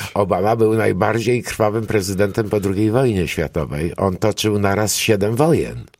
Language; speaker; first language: Polish; early bilingual, other home language; Greek